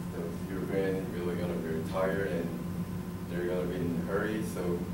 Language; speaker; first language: English; non-native, learner; Korean